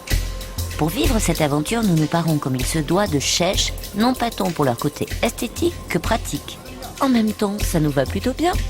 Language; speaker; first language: French; native; French